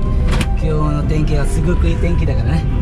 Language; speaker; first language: Japanese; non-native, fluent; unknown